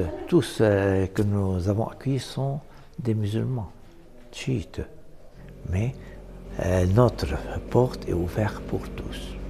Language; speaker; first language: French; non-native, local second language; Arabic